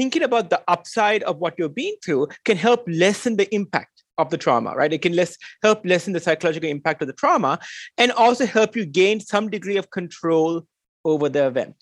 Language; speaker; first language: English; non-native, local second language; Sinhala